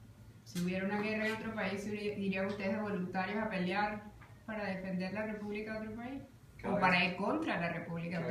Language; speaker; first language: Spanish; native; Spanish